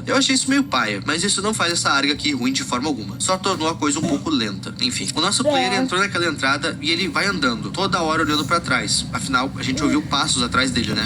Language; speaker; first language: Portuguese; native; Portuguese